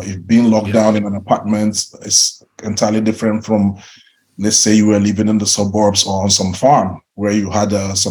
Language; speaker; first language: English; non-native, local second language; Igbo